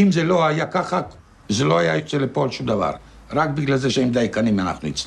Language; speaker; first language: Hebrew; non-native, fluent; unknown